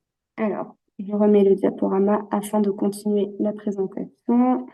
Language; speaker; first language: French; native; French